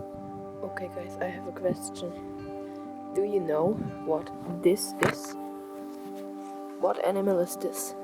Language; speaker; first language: English; non-native, learner; German